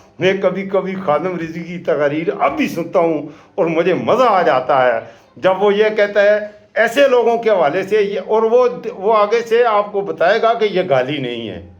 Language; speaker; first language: Urdu; non-native, local second language; Pashto